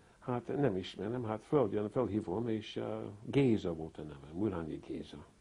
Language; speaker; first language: Hungarian; early bilingual, heritage; Hungarian